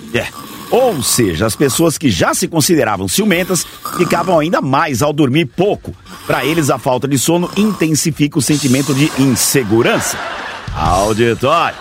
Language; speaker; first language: Portuguese; native; Portuguese